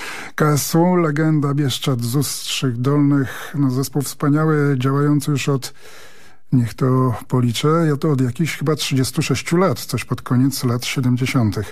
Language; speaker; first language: Polish; native; Polish